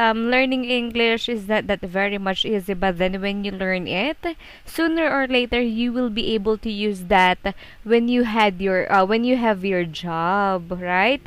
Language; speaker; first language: English; non-native, fluent; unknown